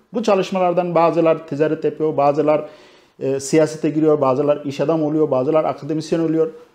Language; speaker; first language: Turkish; non-native, fluent; Bangla